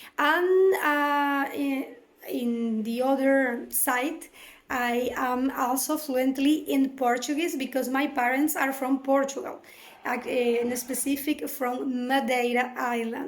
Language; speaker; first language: English; non-native, fluent; Spanish